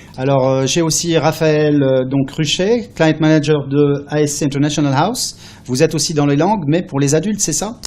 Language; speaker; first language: French; native; French